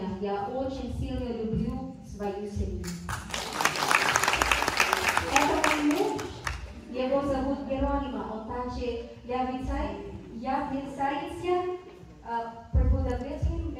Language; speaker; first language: Russian; non-native, learner; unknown